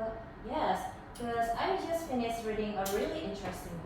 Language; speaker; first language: English; non-native, fluent; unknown